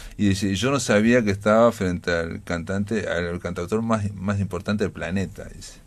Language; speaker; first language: Spanish; native; Spanish